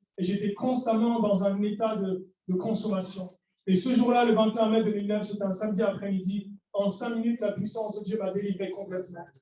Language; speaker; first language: French; early bilingual, other home language; Arabic